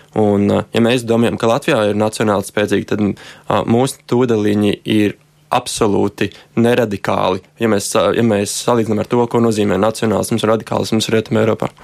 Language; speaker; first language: Latvian; native; Latvian